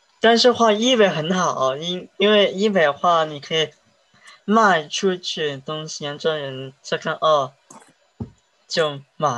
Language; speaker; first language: Chinese; early bilingual, heritage; Chinese